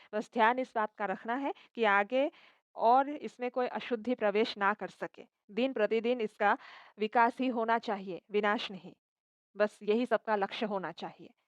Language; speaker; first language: Hindi; non-native, local second language; Assamese